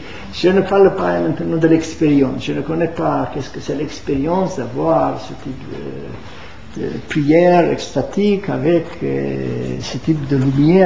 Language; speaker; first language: French; non-native, fluent; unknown